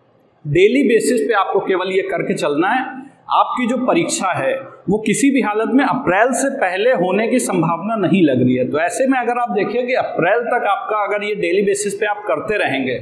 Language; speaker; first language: Hindi; native; Hindi